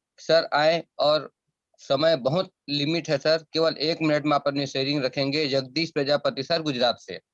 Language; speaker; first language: Hindi; native; Hindi